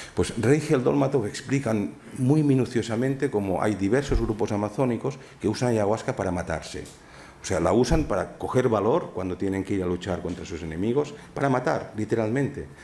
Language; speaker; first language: Spanish; non-native, local second language; Catalan